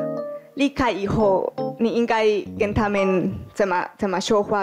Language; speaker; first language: Chinese; non-native, fluent; Spanish